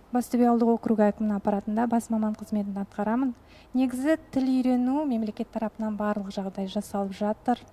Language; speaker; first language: Kazakh; non-native, local second language; Russian